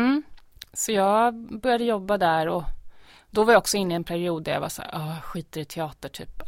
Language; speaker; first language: Swedish; native; Swedish